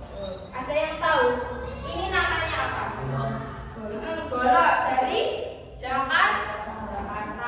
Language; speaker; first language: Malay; non-native, local second language; Javanese